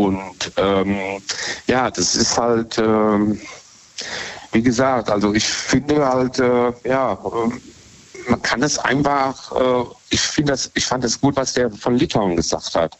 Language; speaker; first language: German; native; German